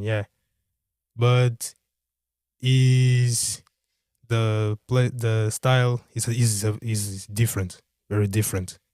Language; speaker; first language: English; non-native, learner; Portuguese